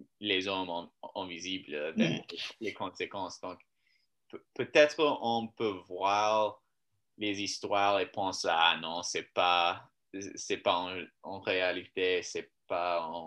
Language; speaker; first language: French; non-native, learner; English